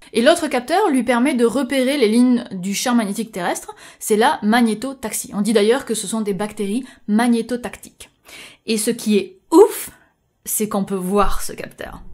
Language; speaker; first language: French; native; French